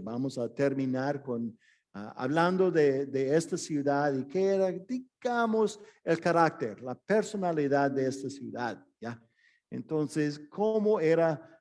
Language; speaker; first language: Spanish; non-native, fluent; English